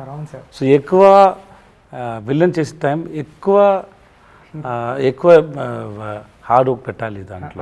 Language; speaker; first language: Telugu; non-native, learner; Tamil